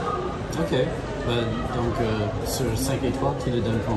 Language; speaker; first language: French; non-native, fluent; English